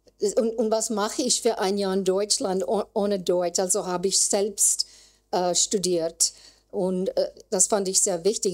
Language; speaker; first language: German; non-native, learner; English